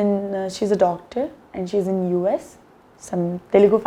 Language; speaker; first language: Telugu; non-native, learner; Gujarati